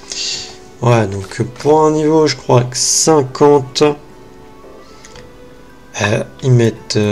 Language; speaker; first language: French; native; French